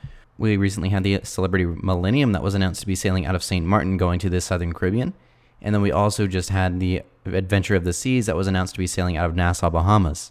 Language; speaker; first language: English; native; English